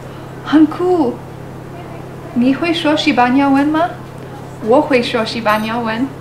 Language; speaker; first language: Chinese; non-native, learner; English